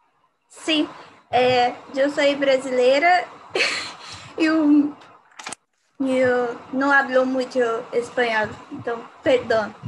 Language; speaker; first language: Spanish; non-native, learner; Portuguese